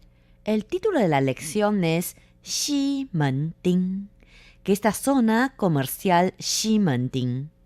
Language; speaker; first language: Spanish; non-native, fluent; Chinese